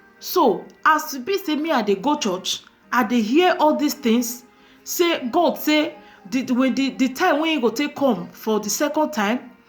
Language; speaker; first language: Nigerian Pidgin; native; Nigerian Pidgin